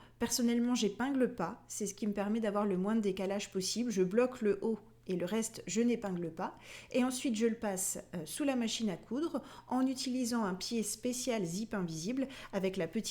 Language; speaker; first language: French; native; French